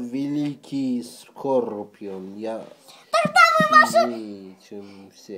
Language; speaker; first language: Russian; early bilingual, heritage; Russian